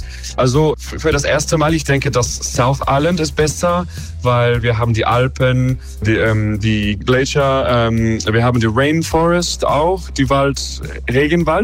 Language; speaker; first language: German; non-native, learner; English